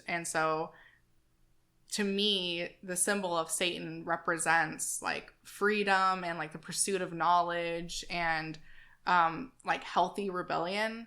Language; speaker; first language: English; native; English